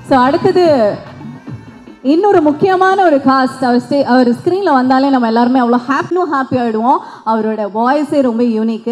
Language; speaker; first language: Tamil; native; Tamil